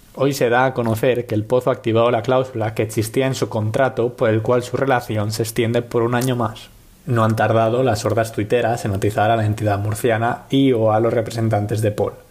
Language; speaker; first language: Spanish; native; Spanish